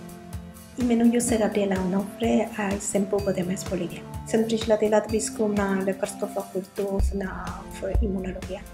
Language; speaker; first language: Czech; non-native, learner; Spanish